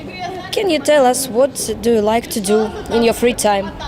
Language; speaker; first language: English; non-native, learner; Russian